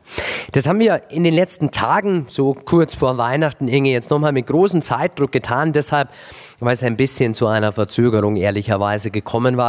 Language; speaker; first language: German; native; German